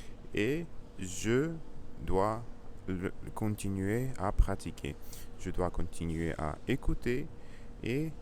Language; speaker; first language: French; non-native, learner; Russian